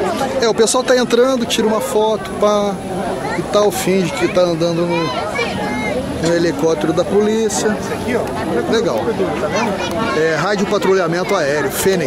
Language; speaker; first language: Portuguese; native; Portuguese